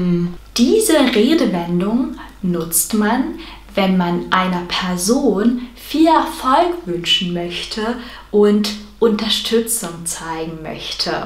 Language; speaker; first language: German; non-native, fluent; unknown